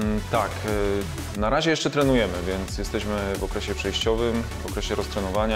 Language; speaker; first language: Polish; native; Polish